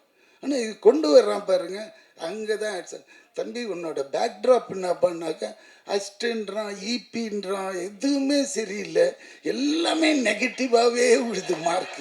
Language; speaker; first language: Tamil; native; Tamil